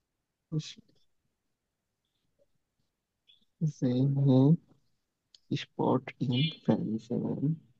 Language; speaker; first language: German; non-native, learner; Bangla